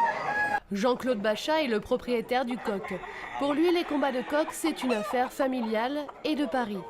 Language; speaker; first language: French; native; French